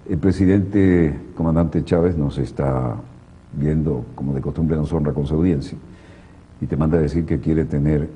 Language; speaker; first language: Spanish; native; Spanish